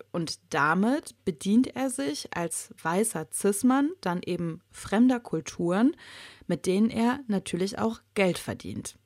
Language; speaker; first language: German; native; German